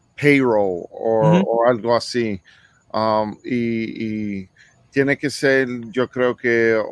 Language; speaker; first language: Spanish; early bilingual, heritage; English